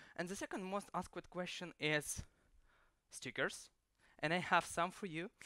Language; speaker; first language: English; non-native, fluent; Ukrainian